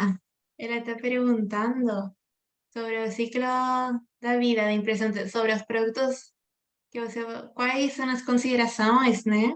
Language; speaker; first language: Portuguese; non-native, fluent; Spanish